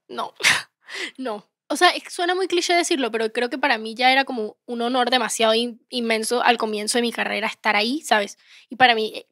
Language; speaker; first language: Spanish; native; Spanish